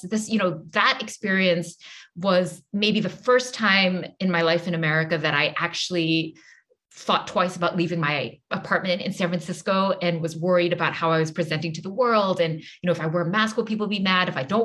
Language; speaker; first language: English; native; English